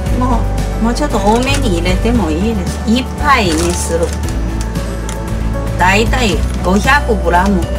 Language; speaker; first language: Japanese; non-native, learner; Chinese